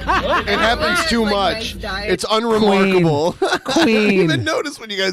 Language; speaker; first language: English; native; English